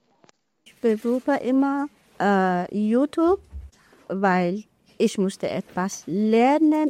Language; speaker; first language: German; non-native, learner; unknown